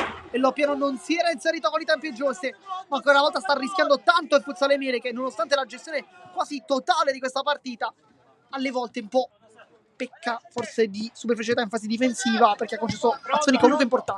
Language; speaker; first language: Italian; native; Italian